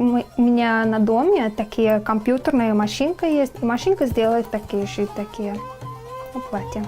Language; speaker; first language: Russian; non-native, learner; Turkmen